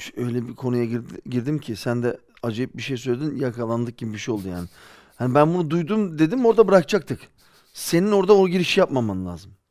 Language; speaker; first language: Turkish; early bilingual, heritage; Turkish